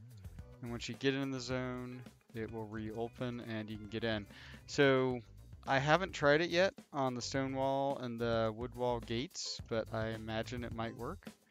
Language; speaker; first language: English; native; English